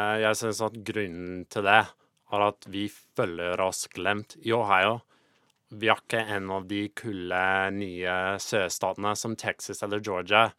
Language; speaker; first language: Norwegian; non-native, fluent; English